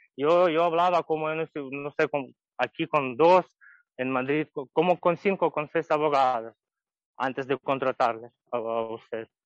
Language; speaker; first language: Spanish; non-native, fluent; Ukrainian